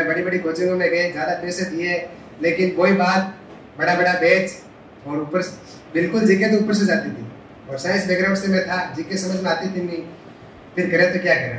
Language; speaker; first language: Hindi; non-native, local second language; Marwari